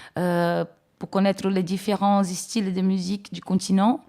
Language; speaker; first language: French; non-native, fluent; Portuguese